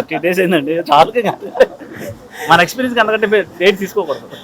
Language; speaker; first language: Telugu; native; Telugu